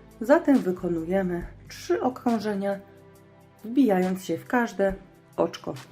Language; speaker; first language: Polish; native; Polish